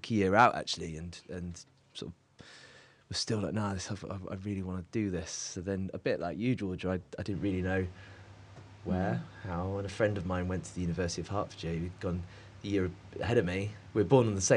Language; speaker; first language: English; native; English